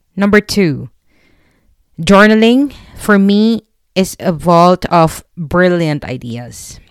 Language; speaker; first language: English; non-native, local second language; Filipino